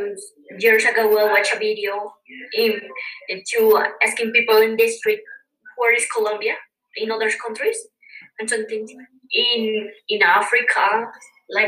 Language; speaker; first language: English; non-native, learner; Spanish